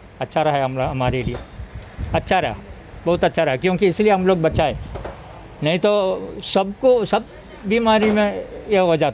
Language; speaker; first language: Hindi; non-native, local second language; Malayalam